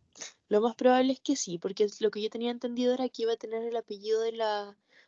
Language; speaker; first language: Spanish; native; Spanish